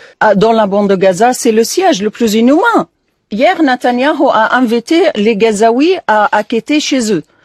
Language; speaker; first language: French; non-native, fluent; Arabic